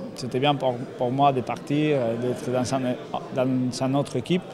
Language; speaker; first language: French; non-native, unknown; Spanish